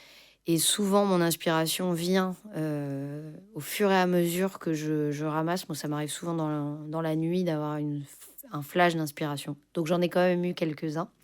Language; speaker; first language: French; native; French